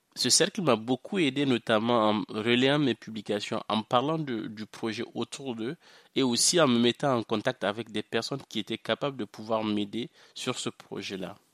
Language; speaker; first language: French; non-native, local second language; Hausa